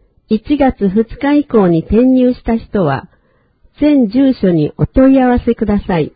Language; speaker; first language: Japanese; native; Japanese